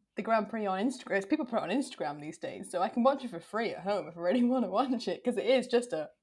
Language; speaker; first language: English; native; English